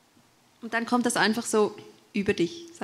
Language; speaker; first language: German; native; German